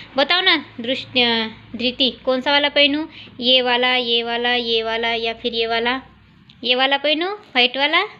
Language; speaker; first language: Hindi; non-native, local second language; Marathi